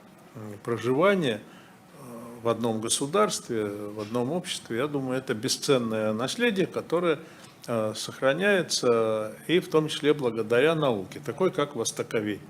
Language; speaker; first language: Russian; native; Russian